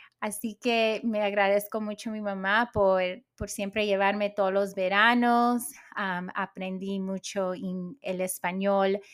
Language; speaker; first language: Spanish; early bilingual, heritage; Spanish